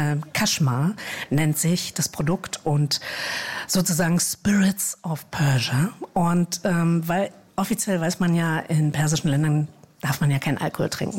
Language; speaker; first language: German; native; German